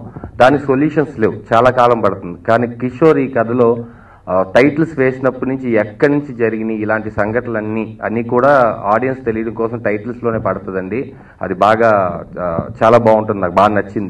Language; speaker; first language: Telugu; native; Telugu